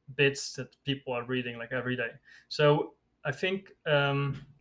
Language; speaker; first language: English; non-native, fluent; Dutch